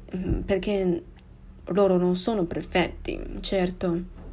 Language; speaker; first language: Italian; non-native, fluent; Chinese